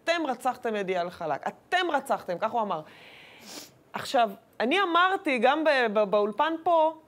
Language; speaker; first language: Hebrew; native; Hebrew